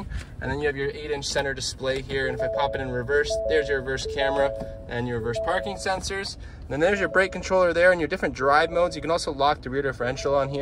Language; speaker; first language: English; native; English